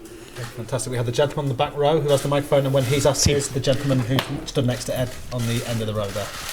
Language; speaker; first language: English; native; English